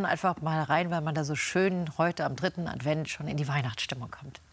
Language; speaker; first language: German; native; German